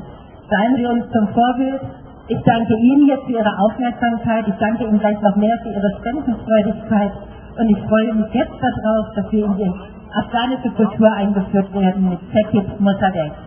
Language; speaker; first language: German; native; German